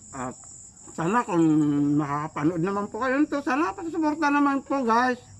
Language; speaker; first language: Filipino; non-native, local second language; Waray